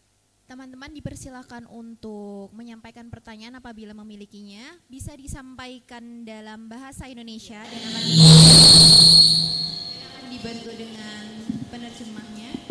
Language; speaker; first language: Indonesian; native; Indonesian